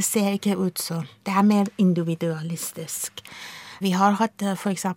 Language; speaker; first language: Norwegian; non-native, fluent; Persian